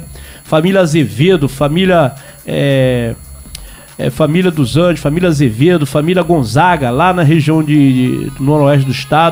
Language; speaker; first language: Portuguese; native; Portuguese